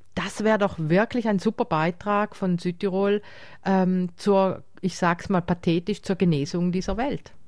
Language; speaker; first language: German; native; German